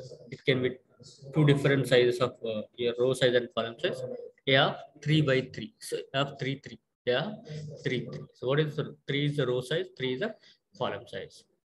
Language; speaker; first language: English; non-native, local second language; Telugu